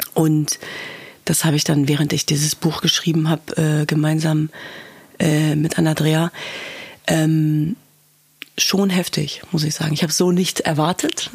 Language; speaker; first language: German; early bilingual, other home language; Kurdish